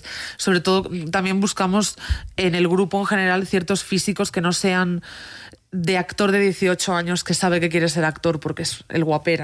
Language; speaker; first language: Spanish; native; Spanish